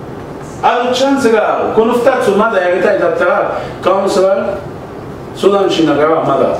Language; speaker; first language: Japanese; non-native, learner; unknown